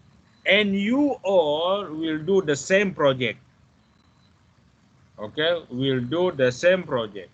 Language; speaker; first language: English; non-native, fluent; Malay